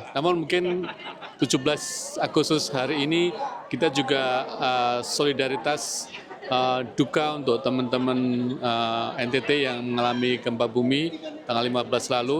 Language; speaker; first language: Indonesian; native; Indonesian